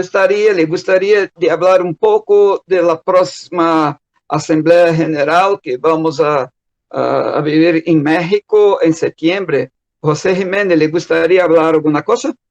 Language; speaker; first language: Spanish; non-native, fluent; Portuguese